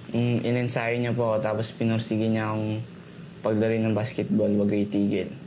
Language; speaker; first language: Filipino; native; Filipino